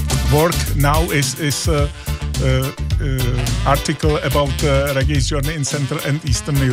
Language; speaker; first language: English; non-native, learner; Czech